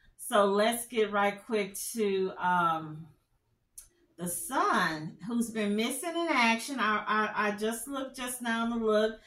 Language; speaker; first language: English; native; English